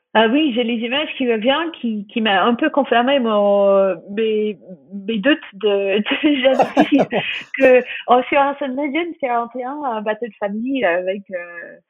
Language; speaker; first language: French; non-native, fluent; English